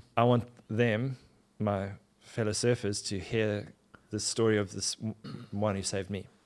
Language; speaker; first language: English; native; English